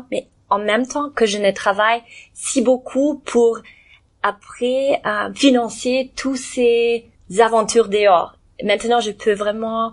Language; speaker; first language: French; non-native, learner; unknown